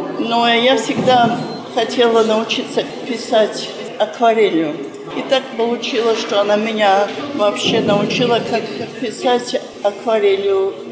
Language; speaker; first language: Russian; early bilingual, heritage; Russian